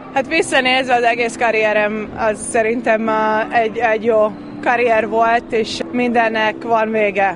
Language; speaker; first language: Hungarian; non-native, fluent; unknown